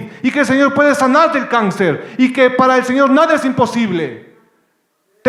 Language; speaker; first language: Spanish; native; Spanish